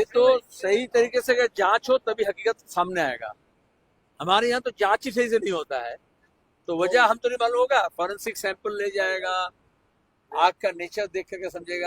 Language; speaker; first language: Hindi; non-native, local second language; Bangla